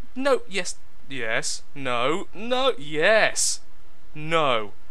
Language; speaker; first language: English; native; English